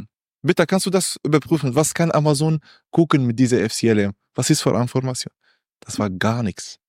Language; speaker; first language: German; non-native, learner; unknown